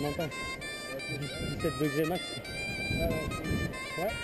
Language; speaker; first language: French; native; French